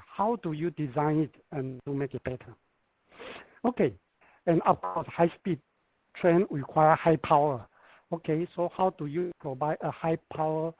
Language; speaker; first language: English; non-native, fluent; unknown